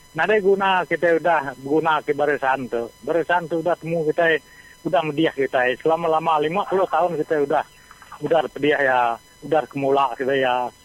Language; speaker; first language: Malay; native; Malay